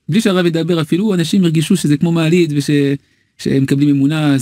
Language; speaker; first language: Hebrew; non-native, learner; French